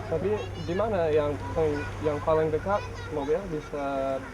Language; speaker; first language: Indonesian; non-native, learner; English